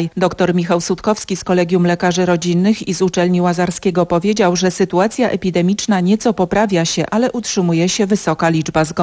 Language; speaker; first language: Polish; native; Polish